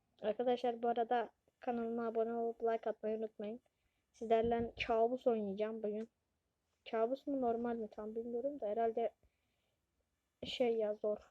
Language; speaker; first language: Turkish; native; Turkish